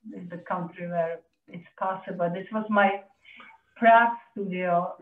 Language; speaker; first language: English; non-native, fluent; Czech